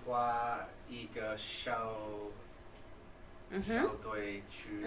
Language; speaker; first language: Chinese; non-native, learner; English